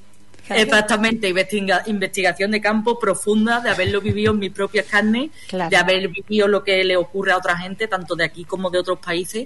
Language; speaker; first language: Spanish; native; Spanish